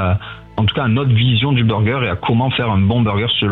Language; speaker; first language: French; native; French